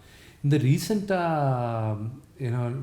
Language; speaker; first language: Tamil; non-native, local second language; Telugu